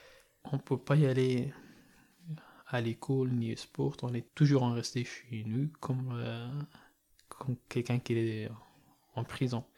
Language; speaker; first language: French; non-native, learner; Persian